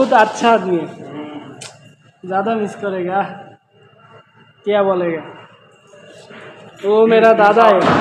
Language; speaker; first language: Hindi; non-native, learner; Bangla